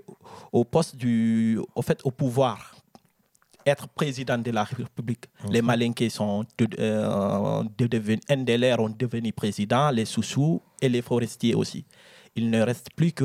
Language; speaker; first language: French; non-native, local second language; Fula